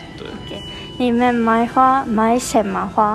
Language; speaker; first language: Chinese; non-native, learner; Japanese